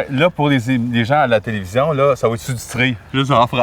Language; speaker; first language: French; native; French